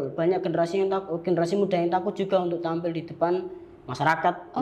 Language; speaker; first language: Indonesian; non-native, local second language; Javanese